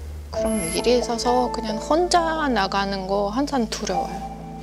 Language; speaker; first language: Korean; non-native, fluent; Russian